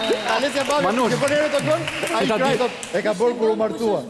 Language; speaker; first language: Albanian; native; Albanian